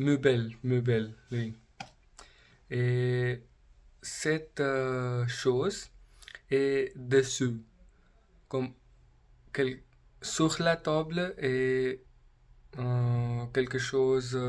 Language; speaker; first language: French; non-native, learner; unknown